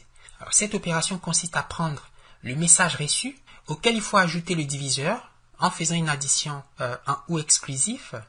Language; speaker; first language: French; native; French